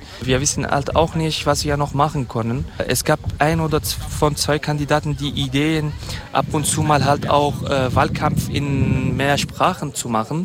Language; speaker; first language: German; non-native, fluent; Kurdish